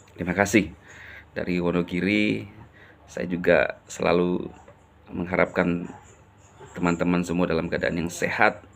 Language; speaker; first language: Indonesian; native; Indonesian